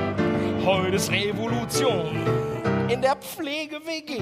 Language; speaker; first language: German; native; German